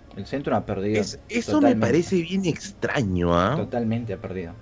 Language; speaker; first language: Spanish; native; Spanish